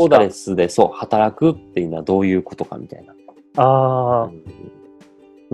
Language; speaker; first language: Japanese; native; Japanese